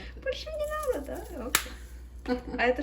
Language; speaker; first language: Russian; early bilingual, heritage; Russian